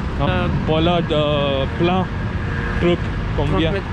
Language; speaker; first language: French; non-native, learner; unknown